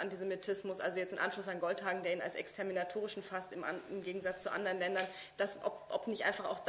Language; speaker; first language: German; native; German